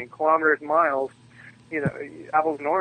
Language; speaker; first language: English; native; English